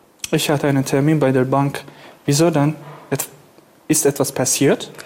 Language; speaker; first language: German; non-native, fluent; Kurdish